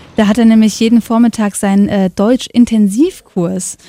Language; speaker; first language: German; native; German